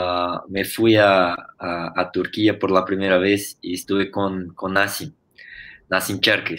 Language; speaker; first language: Spanish; non-native, fluent; Portuguese